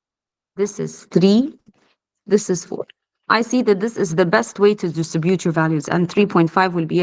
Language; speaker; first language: English; non-native, fluent; Arabic